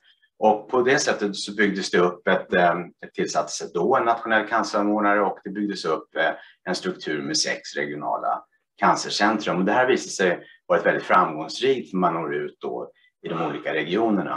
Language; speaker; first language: Swedish; native; Swedish